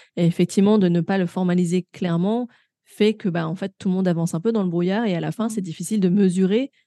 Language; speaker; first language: French; native; French